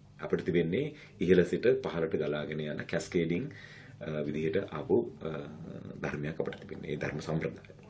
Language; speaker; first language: Sinhala; non-native, local second language; Tamil